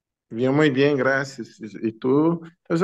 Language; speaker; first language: Spanish; non-native, fluent; Portuguese